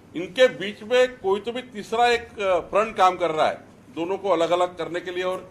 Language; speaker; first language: Hindi; non-native, local second language; Marathi